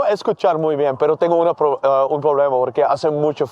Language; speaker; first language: Spanish; non-native, learner; Dutch